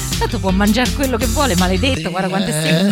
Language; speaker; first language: Italian; native; Italian